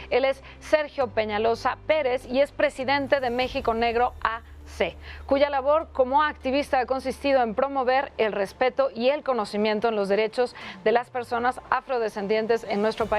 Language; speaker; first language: Spanish; native; Spanish